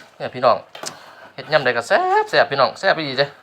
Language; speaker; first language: Thai; non-native, local second language; Northeastern Thai